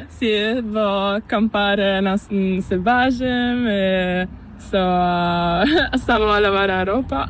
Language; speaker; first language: Spanish; non-native, learner; Italian